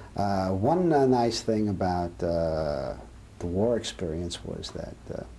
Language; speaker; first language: English; early bilingual, other home language; Serbian